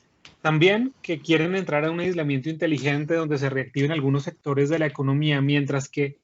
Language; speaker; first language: Spanish; native; Spanish